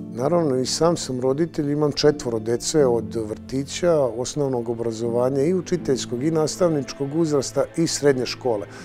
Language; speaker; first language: Serbian; native; Serbian